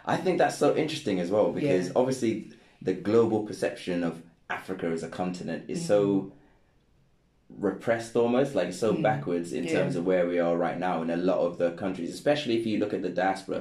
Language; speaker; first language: English; non-native, local second language; Krio